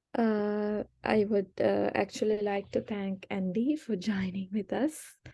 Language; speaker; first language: English; non-native, local second language; Sinhala